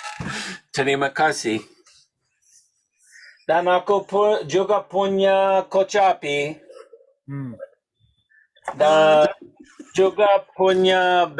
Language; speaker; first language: Indonesian; non-native, learner; English